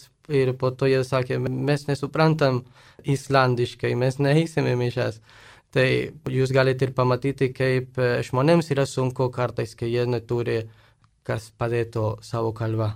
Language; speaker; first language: Lithuanian; non-native, fluent; Spanish